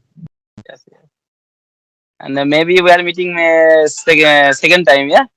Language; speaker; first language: English; non-native, learner; Bangla